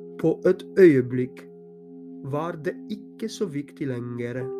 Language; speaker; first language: Norwegian; non-native, fluent; Polish